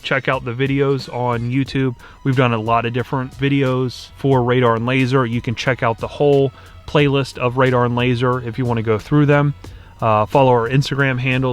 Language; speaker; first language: English; native; English